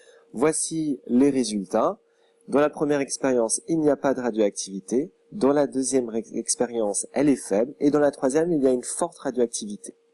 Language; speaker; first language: French; native; French